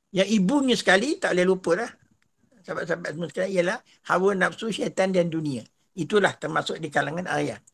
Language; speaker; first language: Malay; native; Malay